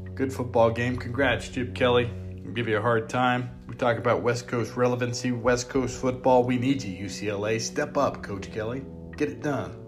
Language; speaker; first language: English; native; English